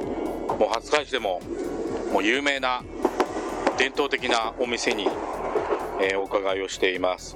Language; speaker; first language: Japanese; native; Japanese